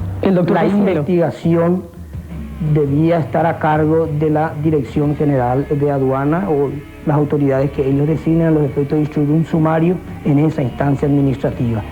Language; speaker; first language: Spanish; native; Spanish